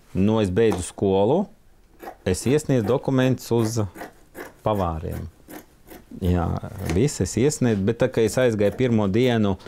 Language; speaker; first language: Latvian; early bilingual, other home language; Ukrainian